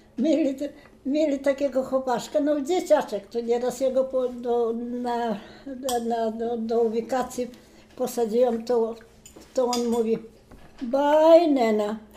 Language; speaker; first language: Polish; native; Polish